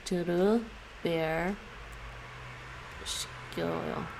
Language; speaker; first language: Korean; non-native, learner; English